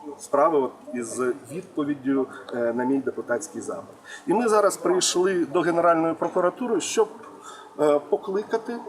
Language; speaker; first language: Ukrainian; non-native, local second language; Russian